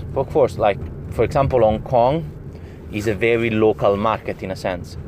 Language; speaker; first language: English; non-native, fluent; Italian